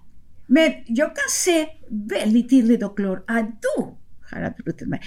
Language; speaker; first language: Swedish; non-native, fluent; Spanish